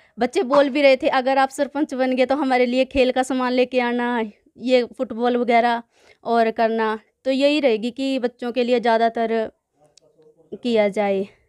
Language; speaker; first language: Hindi; native; Hindi